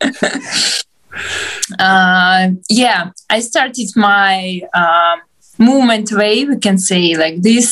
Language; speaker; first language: English; non-native, fluent; Ukrainian